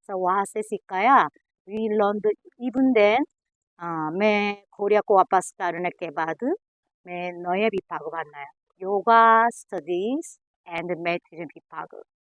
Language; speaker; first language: Hindi; non-native, learner; Korean